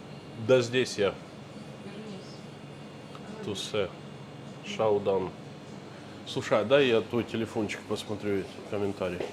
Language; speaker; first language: Russian; native; Russian